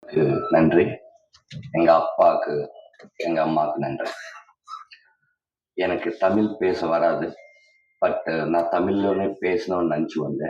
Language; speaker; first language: Tamil; non-native, learner; Telugu